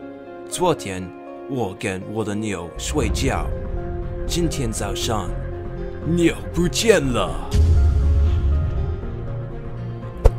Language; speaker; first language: Chinese; non-native, learner; English